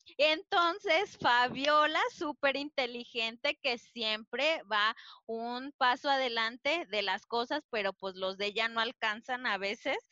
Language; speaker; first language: Spanish; native; Spanish